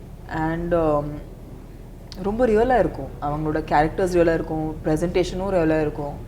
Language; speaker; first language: Tamil; non-native, fluent; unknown